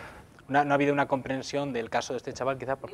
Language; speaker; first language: Spanish; native; Spanish